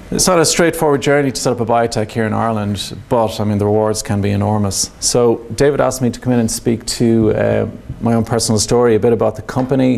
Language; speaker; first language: English; native; English